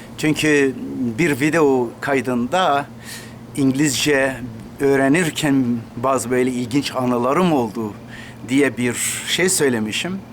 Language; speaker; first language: Turkish; non-native, local second language; Kurdish